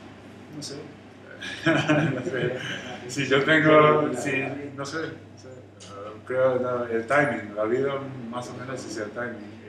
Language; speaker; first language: Spanish; non-native, learner; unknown